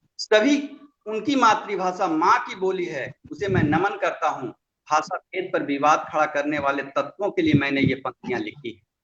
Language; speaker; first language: Hindi; non-native, local second language; Magahi